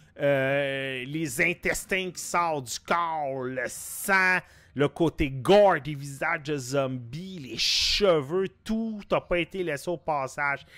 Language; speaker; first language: French; native; French